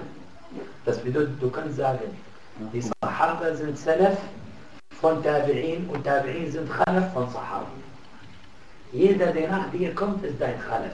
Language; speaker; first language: German; non-native, fluent; Arabic